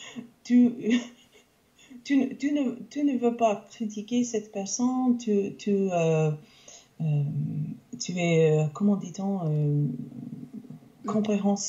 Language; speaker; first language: French; non-native, local second language; English